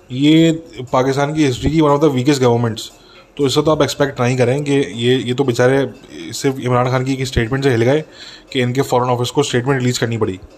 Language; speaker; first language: Urdu; native; Urdu